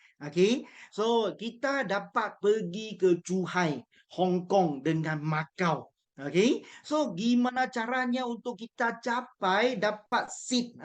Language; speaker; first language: Malay; non-native, local second language; Chinese